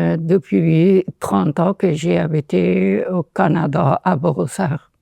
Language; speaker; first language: French; non-native, learner; Persian